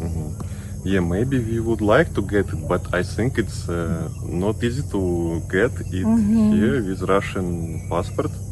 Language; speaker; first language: English; non-native, learner; Russian